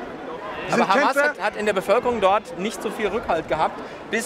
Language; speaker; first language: German; native; German